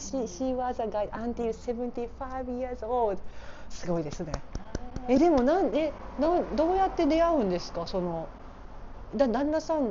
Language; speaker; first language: Japanese; native; Japanese